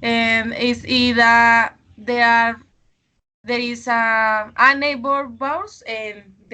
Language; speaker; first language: English; non-native, learner; Spanish